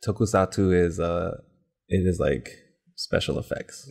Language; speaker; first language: English; native; English